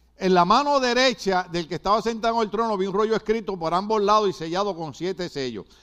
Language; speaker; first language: Spanish; native; Spanish